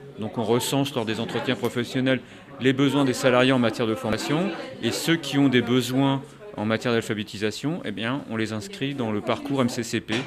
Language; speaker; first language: French; native; French